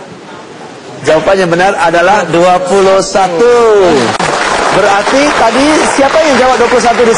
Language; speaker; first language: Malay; non-native, local second language; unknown